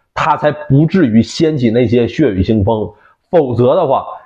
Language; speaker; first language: Chinese; native; Chinese